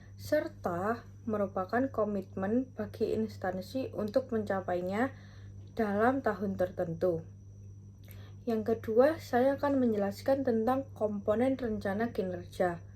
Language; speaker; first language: Indonesian; native; Indonesian